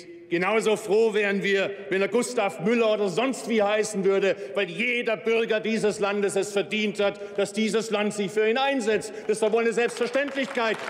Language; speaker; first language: German; early bilingual, other home language; Turkish